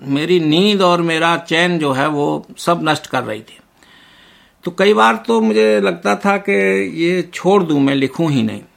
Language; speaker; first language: Hindi; native; Hindi